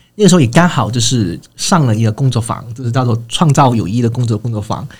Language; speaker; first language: Chinese; non-native, fluent; Cantonese